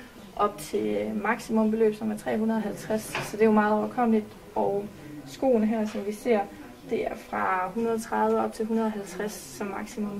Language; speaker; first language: Danish; native; Danish